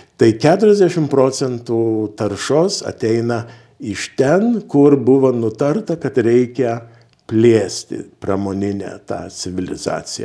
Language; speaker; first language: Lithuanian; early bilingual, heritage; Lithuanian